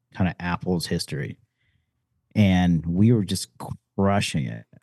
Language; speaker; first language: English; native; English